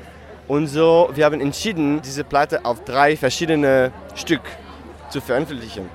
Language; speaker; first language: German; non-native, fluent; French